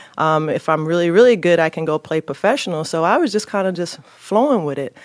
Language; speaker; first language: English; native; English